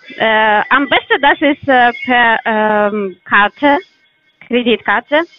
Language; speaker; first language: German; non-native, learner; Russian